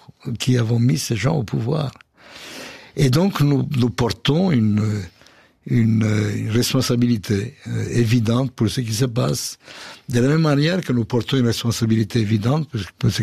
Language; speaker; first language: French; non-native, fluent; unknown